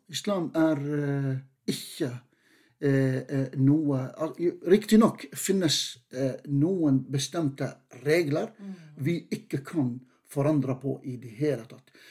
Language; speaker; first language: Norwegian; non-native, fluent; Arabic